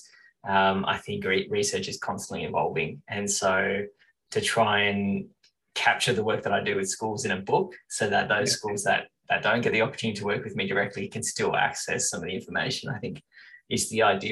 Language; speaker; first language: English; native; English